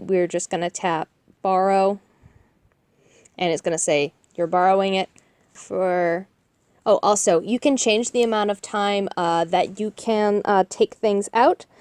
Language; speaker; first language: English; native; English